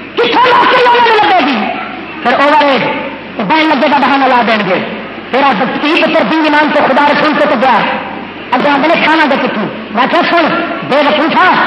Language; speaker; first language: Urdu; non-native, local second language; Saraiki